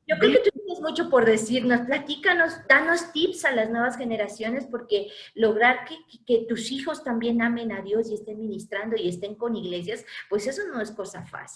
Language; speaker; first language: Spanish; native; Spanish